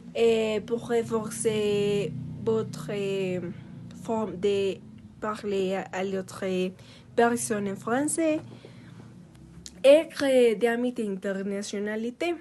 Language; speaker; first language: French; non-native, learner; Spanish